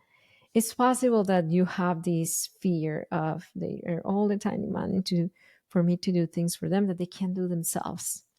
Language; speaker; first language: English; non-native, fluent; Spanish